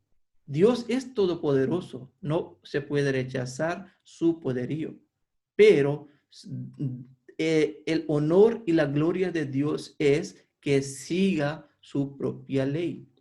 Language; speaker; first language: Spanish; non-native, fluent; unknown